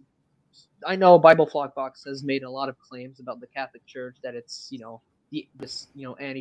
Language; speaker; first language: English; non-native, fluent; French